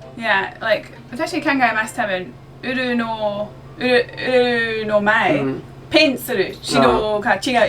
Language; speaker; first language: Japanese; non-native, learner; English